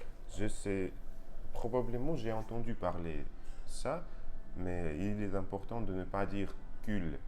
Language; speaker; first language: French; non-native, learner; Russian